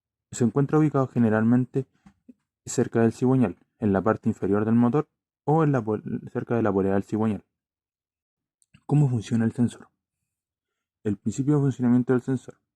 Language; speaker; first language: Spanish; native; Spanish